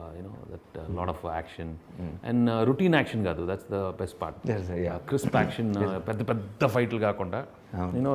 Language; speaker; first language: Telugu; native; Telugu